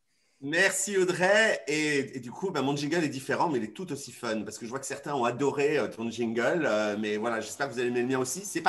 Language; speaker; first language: French; native; French